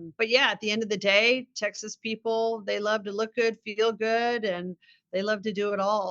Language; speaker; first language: English; native; English